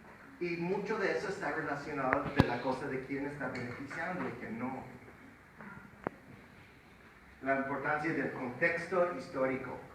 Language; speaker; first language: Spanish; non-native, fluent; English